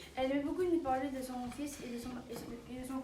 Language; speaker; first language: French; native; French